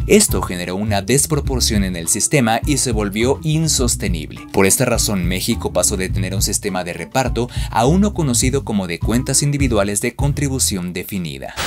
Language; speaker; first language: Spanish; native; Spanish